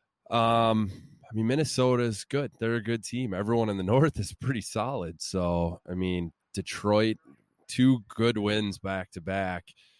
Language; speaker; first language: English; native; English